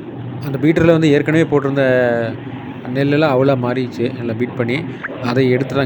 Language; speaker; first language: Tamil; native; Tamil